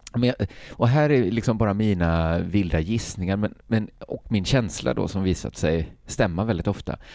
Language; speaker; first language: Swedish; native; Swedish